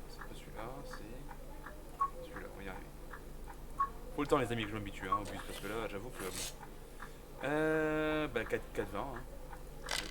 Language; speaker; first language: French; native; French